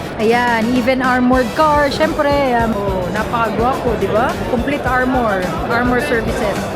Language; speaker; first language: Filipino; native; Filipino